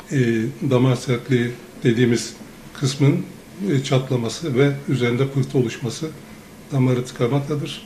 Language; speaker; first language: Turkish; native; Turkish